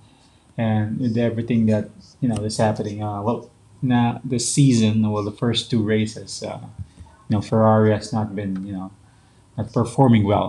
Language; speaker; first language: English; non-native, local second language; Filipino